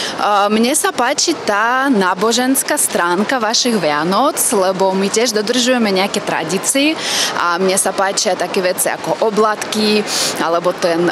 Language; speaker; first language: Slovak; non-native, fluent; Russian